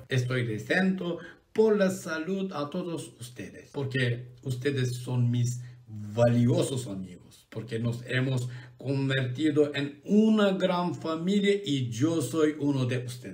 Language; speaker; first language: Spanish; non-native, learner; Turkish